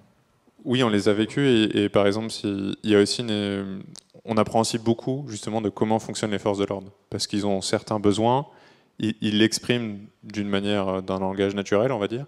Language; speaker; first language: French; native; French